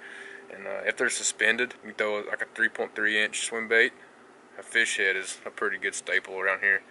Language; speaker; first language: English; native; English